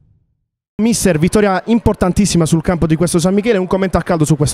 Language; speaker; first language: Italian; native; Italian